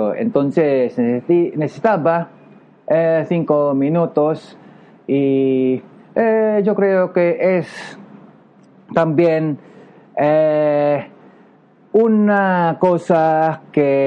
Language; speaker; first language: Spanish; non-native, learner; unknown